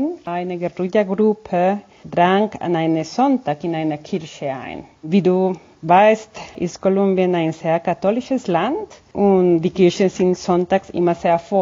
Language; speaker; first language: German; non-native, fluent; Spanish